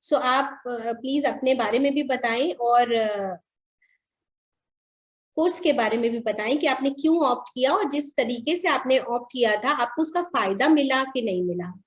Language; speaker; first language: Hindi; native; Hindi